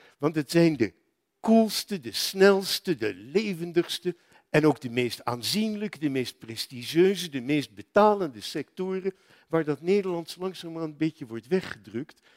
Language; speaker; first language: Dutch; native; Dutch